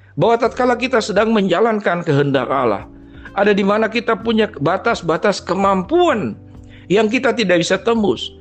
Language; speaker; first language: Indonesian; native; Indonesian